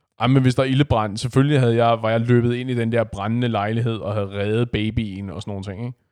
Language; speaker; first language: Danish; native; Danish